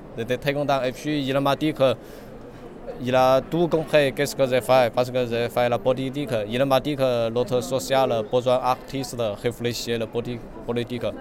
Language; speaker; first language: French; non-native, learner; Chinese